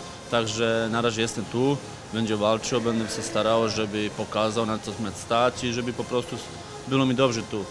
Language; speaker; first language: Polish; non-native, fluent; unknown